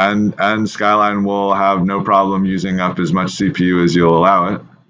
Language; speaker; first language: English; native; English